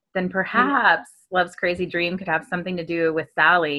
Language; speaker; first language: English; native; English